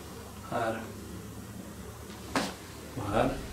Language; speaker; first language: Swedish; native; Swedish